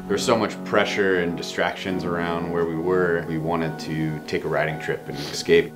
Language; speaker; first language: English; native; English